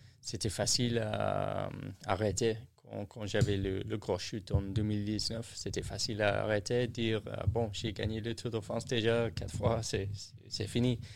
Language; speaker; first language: French; non-native, learner; English